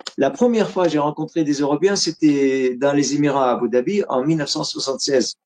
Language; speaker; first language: French; non-native, fluent; Arabic